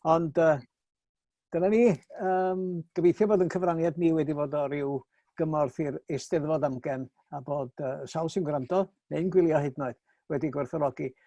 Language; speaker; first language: Welsh; native; Welsh